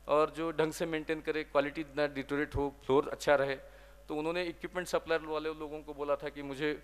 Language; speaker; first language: Hindi; non-native, local second language; Marathi